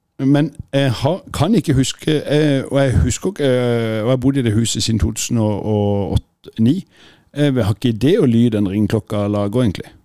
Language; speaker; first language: Norwegian; native; Norwegian